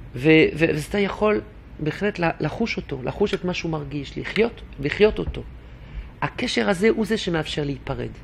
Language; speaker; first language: Hebrew; non-native, fluent; French